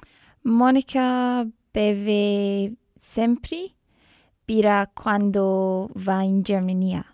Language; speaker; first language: Italian; non-native, learner; English